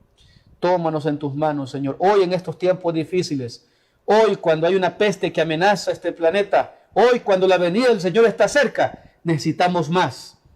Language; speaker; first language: Spanish; native; Spanish